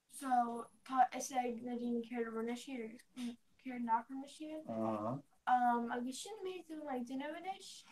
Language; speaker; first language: Irish; non-native, learner; English